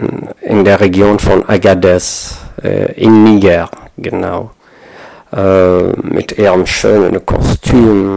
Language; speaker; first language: German; non-native, fluent; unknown